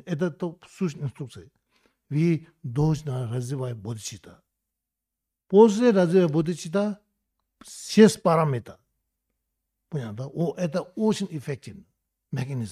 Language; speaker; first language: Russian; non-native, learner; Tibetan